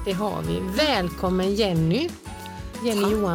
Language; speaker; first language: Swedish; native; Swedish